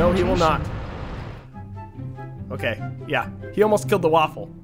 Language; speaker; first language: English; native; English